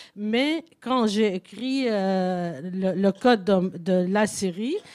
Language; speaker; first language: French; non-native, learner; Arabic